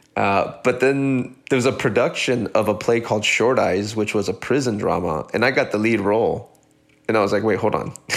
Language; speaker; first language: English; early bilingual, other home language; Spanish